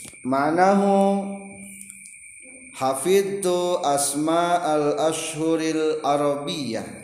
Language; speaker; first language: Arabic; non-native, fluent; Sundanese